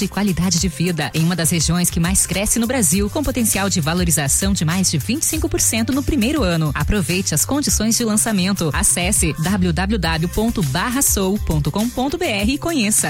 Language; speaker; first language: Portuguese; native; Portuguese